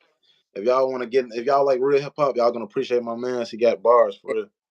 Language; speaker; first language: English; native; English